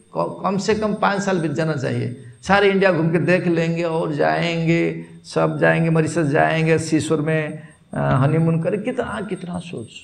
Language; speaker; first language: Hindi; non-native, local second language; Odia